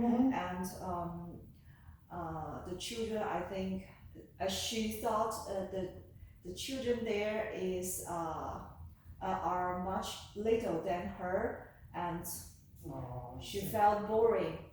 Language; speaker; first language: English; non-native, learner; Chinese